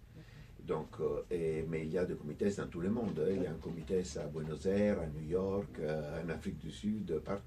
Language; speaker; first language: French; non-native, fluent; Italian